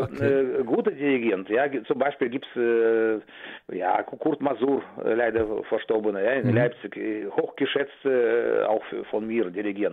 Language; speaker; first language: German; non-native, fluent; Russian